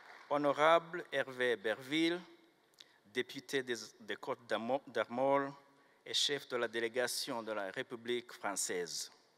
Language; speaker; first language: French; non-native, local second language; Kinyarwanda